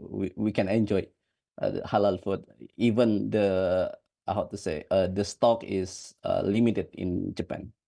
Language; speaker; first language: English; non-native, fluent; Indonesian